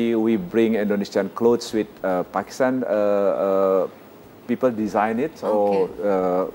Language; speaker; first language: English; non-native, fluent; Indonesian